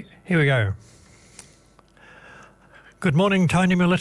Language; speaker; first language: English; native; English